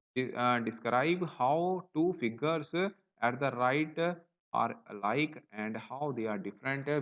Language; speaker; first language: English; non-native, local second language; Punjabi